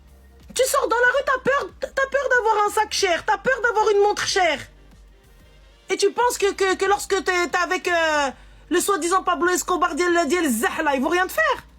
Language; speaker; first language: French; native; French